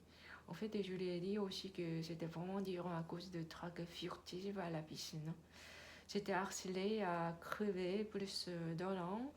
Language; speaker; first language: French; non-native, learner; Korean